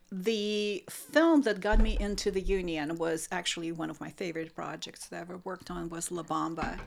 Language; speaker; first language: English; non-native, fluent; Russian